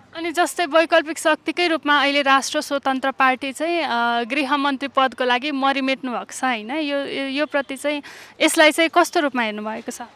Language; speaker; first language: Nepali; native; Nepali